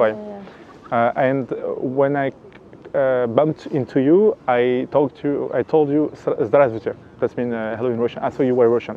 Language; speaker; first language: English; non-native, fluent; French